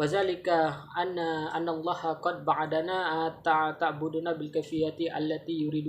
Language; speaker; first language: Arabic; non-native, learner; Malay